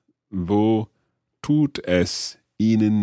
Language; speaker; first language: German; non-native, learner; English